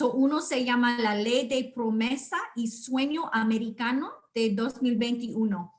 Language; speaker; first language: Spanish; non-native, fluent; English